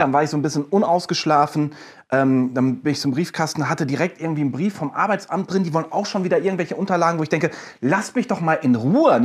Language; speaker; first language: German; native; German